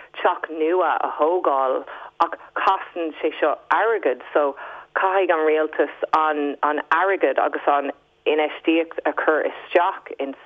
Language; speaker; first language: Irish; non-native, local second language; English